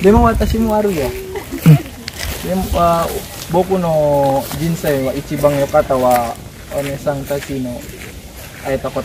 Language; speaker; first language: Japanese; non-native, learner; Indonesian